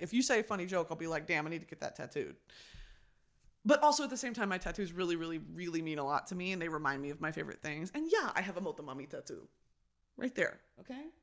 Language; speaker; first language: English; native; English